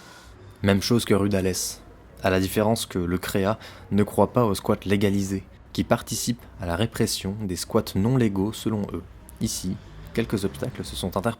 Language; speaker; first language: French; native; French